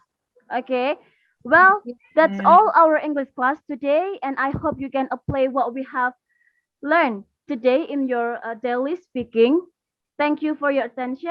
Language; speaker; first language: English; non-native, learner; Indonesian